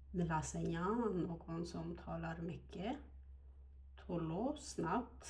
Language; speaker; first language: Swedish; non-native, fluent; Amharic